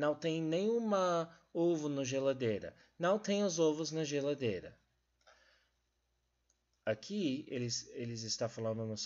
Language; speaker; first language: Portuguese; non-native, learner; English